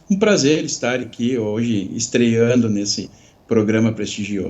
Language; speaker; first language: Portuguese; native; Portuguese